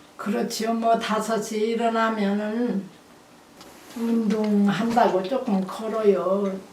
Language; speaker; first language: Korean; native; Korean